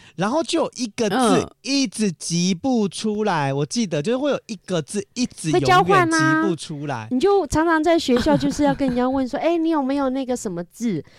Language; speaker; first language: Chinese; non-native, local second language; Hakka Chinese